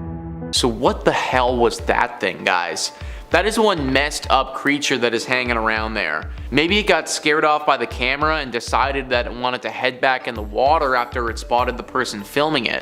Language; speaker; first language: English; native; English